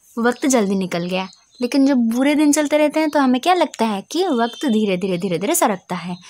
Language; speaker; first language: Hindi; non-native, local second language; Odia